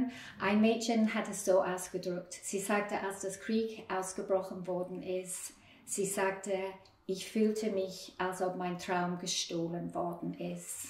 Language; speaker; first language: German; non-native, fluent; English